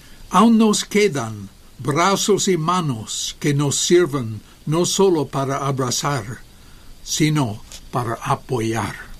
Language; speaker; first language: Spanish; non-native, fluent; English